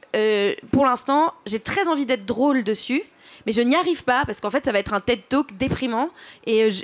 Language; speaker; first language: French; native; French